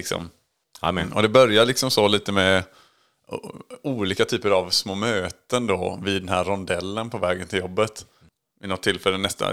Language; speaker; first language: Swedish; native; Swedish